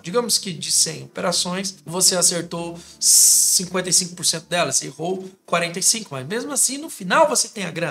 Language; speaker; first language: Portuguese; native; Portuguese